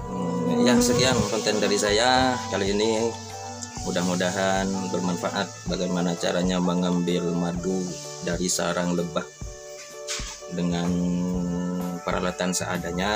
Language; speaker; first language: Indonesian; native; Indonesian